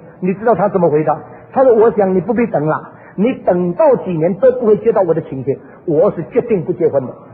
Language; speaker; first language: Chinese; early bilingual, heritage; Chinese